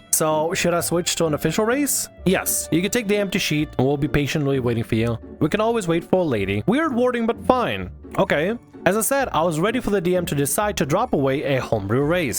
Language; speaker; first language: English; native; English